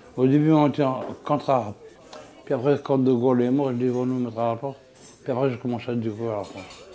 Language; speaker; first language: French; non-native, local second language; Arabic